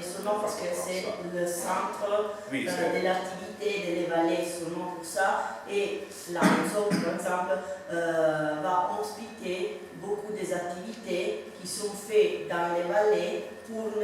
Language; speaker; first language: French; non-native, fluent; Italian